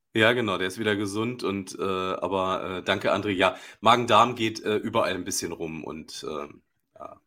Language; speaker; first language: German; native; German